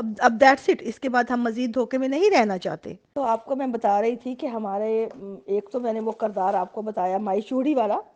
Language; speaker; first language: Urdu; native; Urdu